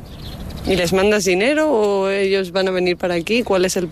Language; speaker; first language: Spanish; native; Spanish